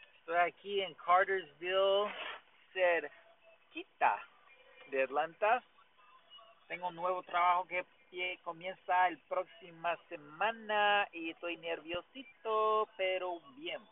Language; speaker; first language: Spanish; non-native, learner; English